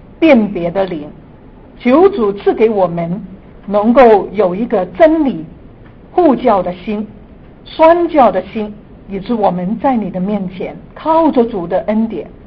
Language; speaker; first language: Chinese; non-native, local second language; Cantonese